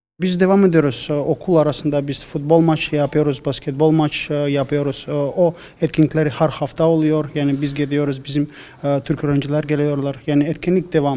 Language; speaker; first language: Turkish; non-native, learner; Russian